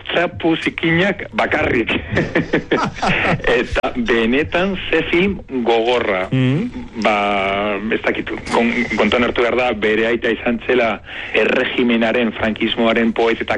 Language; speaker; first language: Basque; native; Basque